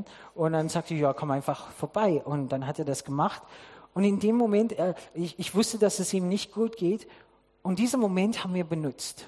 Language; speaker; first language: German; non-native, fluent; English